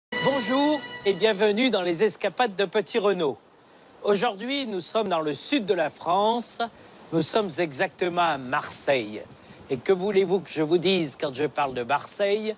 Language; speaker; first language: French; native; French